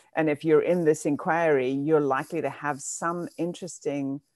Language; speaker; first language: English; native; English